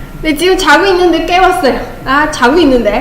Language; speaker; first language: Korean; non-native, fluent; Chinese